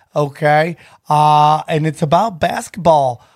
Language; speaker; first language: English; native; English